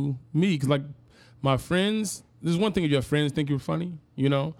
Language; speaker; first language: English; native; English